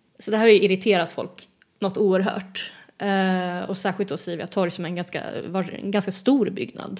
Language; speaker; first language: Swedish; native; Swedish